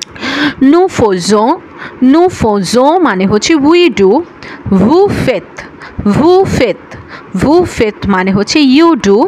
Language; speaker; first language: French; non-native, learner; Bangla